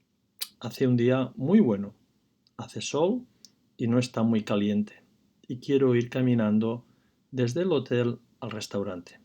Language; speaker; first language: Spanish; non-native, fluent; English